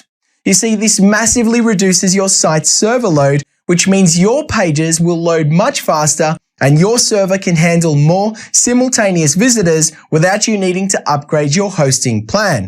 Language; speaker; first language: English; native; English